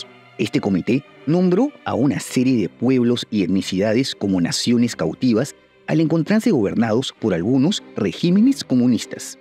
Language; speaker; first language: Spanish; native; Spanish